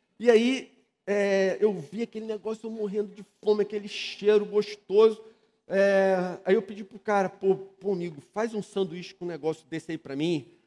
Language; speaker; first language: Portuguese; native; Portuguese